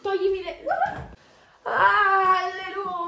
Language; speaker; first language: Italian; native; Italian